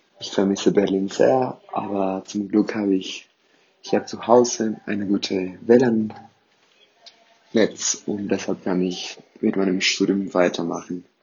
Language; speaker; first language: German; non-native, fluent; Spanish